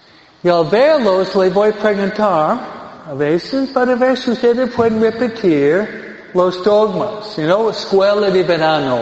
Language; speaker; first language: Spanish; non-native, fluent; English